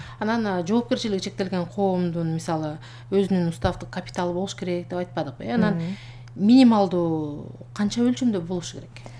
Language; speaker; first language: Kyrgyz; native; Kyrgyz